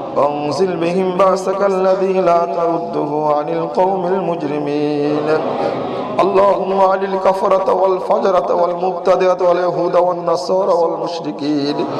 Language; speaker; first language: Arabic; non-native, fluent; Bangla